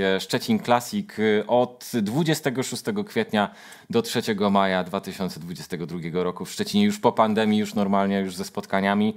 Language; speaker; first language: Polish; native; Polish